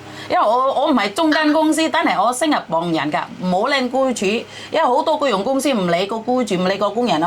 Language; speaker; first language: Cantonese; non-native, fluent; Indonesian